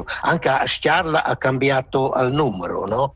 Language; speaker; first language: Italian; non-native, local second language; Romansh